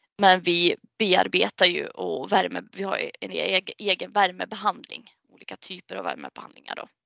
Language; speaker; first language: Swedish; native; Swedish